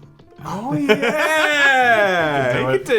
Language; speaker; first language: English; native; English